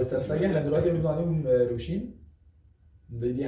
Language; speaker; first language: Arabic; native; Arabic